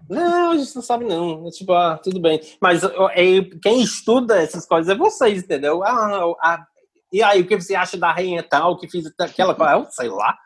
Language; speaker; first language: Portuguese; non-native, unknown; English